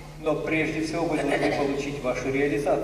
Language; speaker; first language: Russian; native; Russian